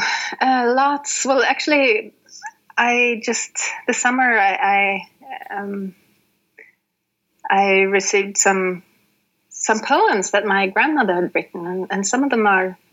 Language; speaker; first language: English; non-native, fluent; Norwegian